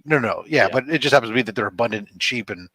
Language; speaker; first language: English; native; English